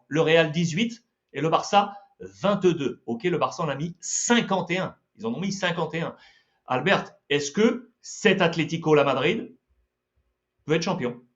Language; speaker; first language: French; native; French